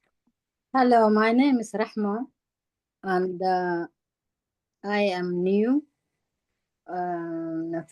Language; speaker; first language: English; non-native, learner; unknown